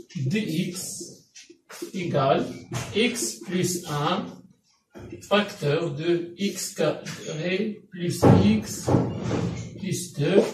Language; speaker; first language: French; non-native, local second language; Arabic